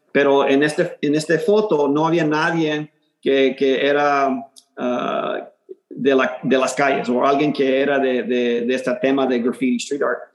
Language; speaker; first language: Spanish; early bilingual, heritage; Spanish